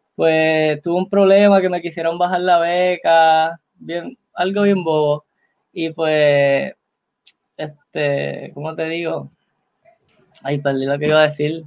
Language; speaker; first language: Spanish; native; Spanish